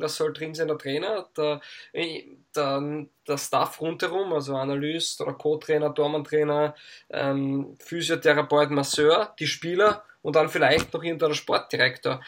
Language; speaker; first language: German; native; German